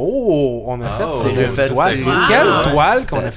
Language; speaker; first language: French; native; French